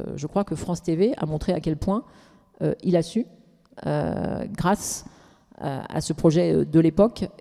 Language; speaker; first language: French; native; French